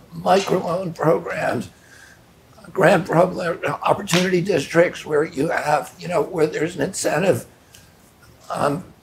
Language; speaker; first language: English; native; English